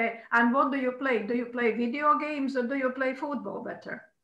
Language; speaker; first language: English; non-native, fluent; Croatian